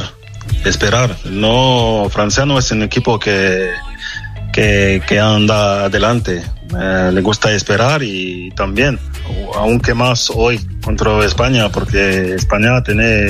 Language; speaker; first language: Spanish; non-native, fluent; French